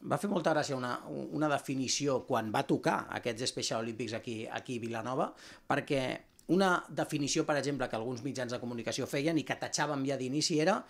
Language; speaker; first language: Catalan; native; Catalan